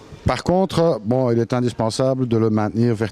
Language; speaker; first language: French; native; French